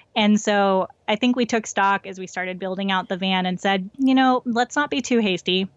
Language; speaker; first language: English; native; English